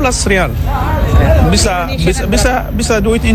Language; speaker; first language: Indonesian; non-native, learner; Arabic